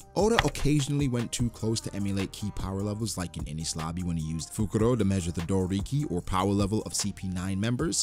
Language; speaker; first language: English; native; English